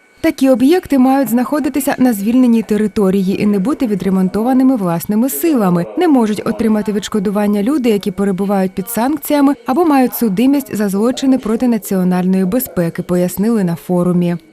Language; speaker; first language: Ukrainian; native; Ukrainian